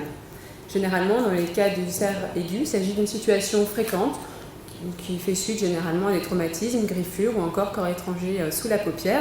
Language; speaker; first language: French; native; French